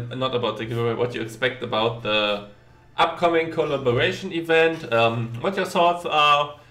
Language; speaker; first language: English; non-native, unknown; German